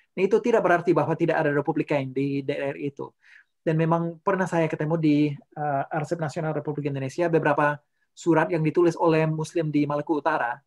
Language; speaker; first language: Indonesian; non-native, fluent; English